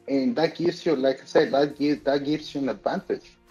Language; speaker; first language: English; native; English